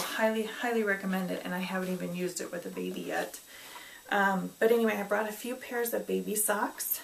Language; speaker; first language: English; native; English